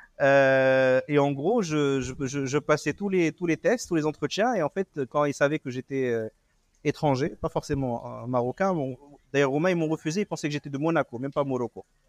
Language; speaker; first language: French; non-native, local second language; Arabic